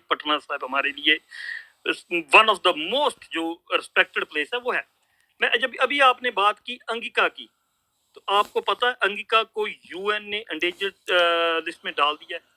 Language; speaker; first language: Hindi; non-native, local second language; Punjabi